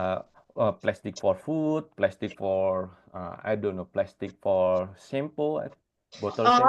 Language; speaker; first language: English; non-native, fluent; Indonesian